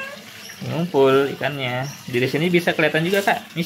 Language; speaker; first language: Indonesian; native; Indonesian